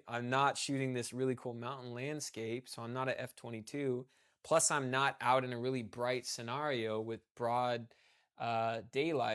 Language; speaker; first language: English; native; English